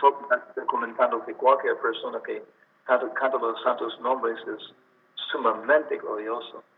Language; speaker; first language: Spanish; non-native, learner; English